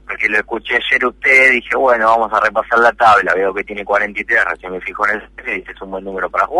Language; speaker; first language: Spanish; native; Spanish